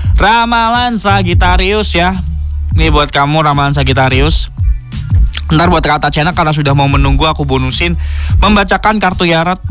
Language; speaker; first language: Indonesian; native; Indonesian